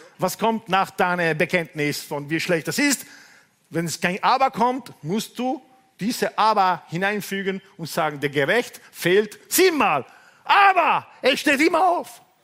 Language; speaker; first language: German; non-native, fluent; Italian